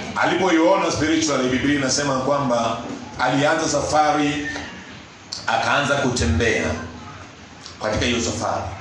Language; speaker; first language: Swahili; non-native, local second language; Luyia